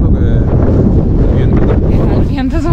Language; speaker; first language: Spanish; non-native, fluent; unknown